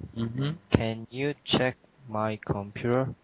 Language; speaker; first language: English; non-native, learner; Korean